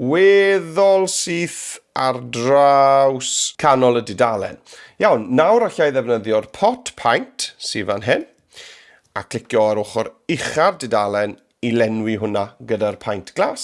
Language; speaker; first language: Welsh; native; Welsh